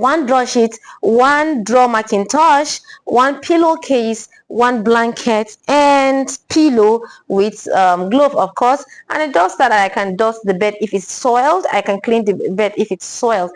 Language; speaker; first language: English; non-native, local second language; Igbo